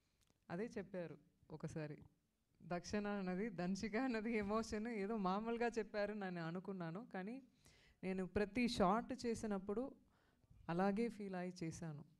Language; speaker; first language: Telugu; non-native, fluent; Tamil